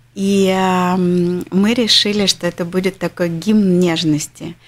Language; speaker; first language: Russian; native; Russian